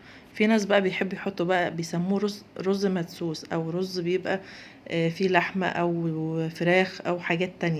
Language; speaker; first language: Arabic; native; Arabic